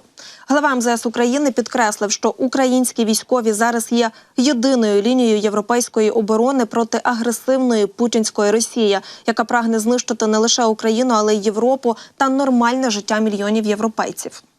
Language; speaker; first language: Ukrainian; native; Ukrainian